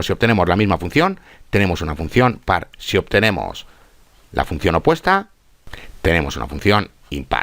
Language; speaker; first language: Spanish; native; Spanish